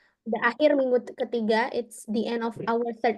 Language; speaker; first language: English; non-native, fluent; Indonesian